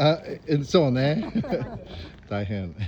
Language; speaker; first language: Japanese; non-native, learner; English